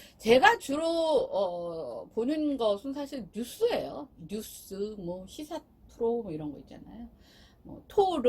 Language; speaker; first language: Korean; native; Korean